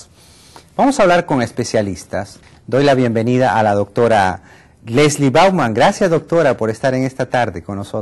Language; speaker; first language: Spanish; native; Spanish